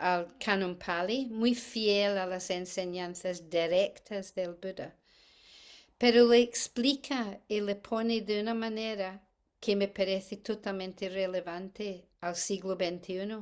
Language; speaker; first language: Spanish; non-native, fluent; English